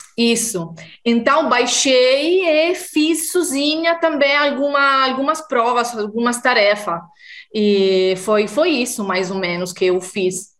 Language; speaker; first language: Portuguese; non-native, fluent; Italian